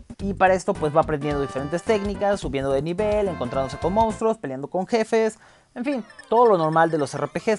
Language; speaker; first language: Spanish; native; Spanish